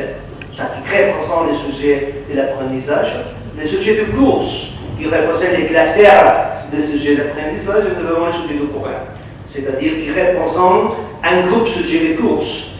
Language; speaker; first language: French; non-native, fluent; Catalan